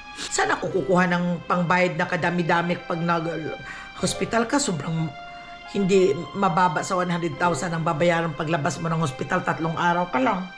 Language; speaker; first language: Filipino; non-native, local second language; Cebuano